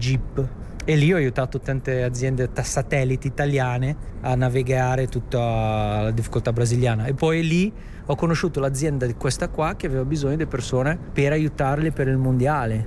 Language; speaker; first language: Italian; native; Italian